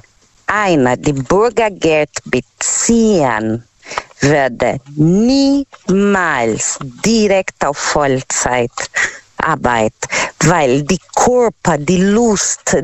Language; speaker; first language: German; non-native, learner; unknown